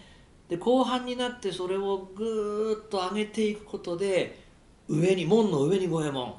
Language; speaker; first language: Japanese; native; Japanese